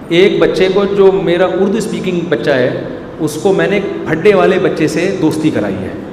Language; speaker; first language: Urdu; native; Urdu